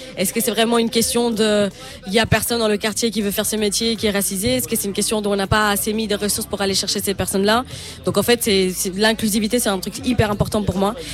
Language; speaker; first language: French; non-native, fluent; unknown